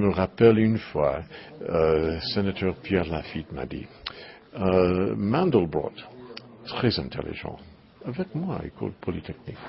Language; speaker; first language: French; non-native, learner; English